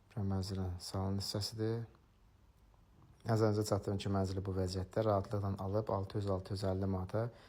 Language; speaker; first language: Azerbaijani; native; Azerbaijani